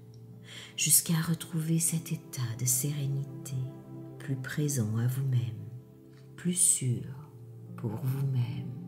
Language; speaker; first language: French; native; French